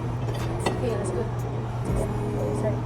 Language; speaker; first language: English; non-native, local second language; Filipino